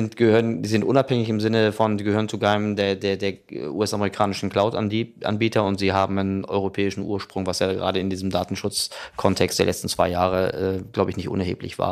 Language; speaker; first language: German; native; German